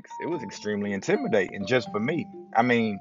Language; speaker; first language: English; native; English